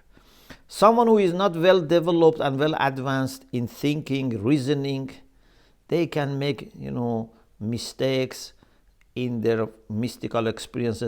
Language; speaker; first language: English; non-native, fluent; Persian